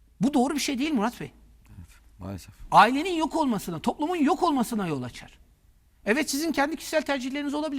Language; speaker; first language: Turkish; native; Turkish